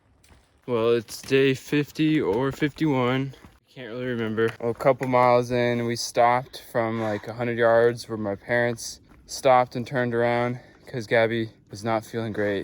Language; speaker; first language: English; native; English